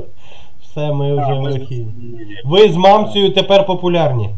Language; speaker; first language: Russian; native; Russian